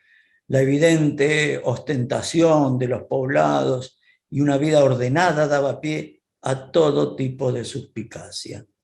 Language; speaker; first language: Spanish; native; Spanish